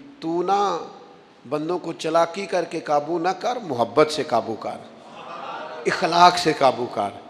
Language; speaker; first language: Urdu; non-native, local second language; Punjabi